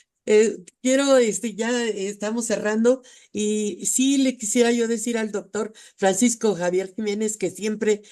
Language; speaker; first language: Spanish; native; Spanish